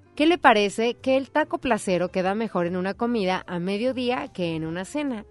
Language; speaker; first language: Spanish; native; Spanish